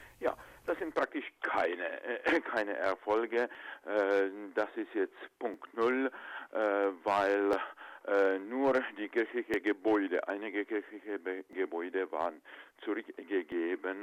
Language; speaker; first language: German; non-native, fluent; Czech